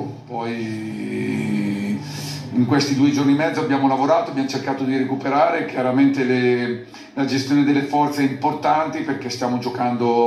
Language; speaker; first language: Italian; native; Italian